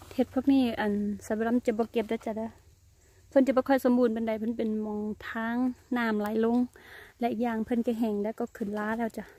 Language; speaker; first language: Thai; non-native, local second language; Northeastern Thai